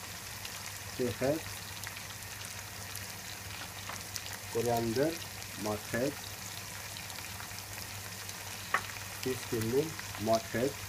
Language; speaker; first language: Swedish; non-native, fluent; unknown